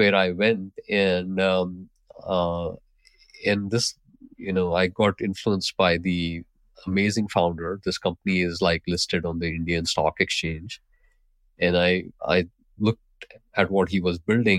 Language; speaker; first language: English; non-native, local second language; Hindi